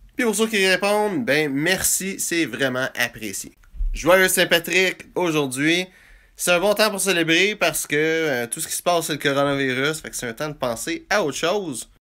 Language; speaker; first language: French; native; French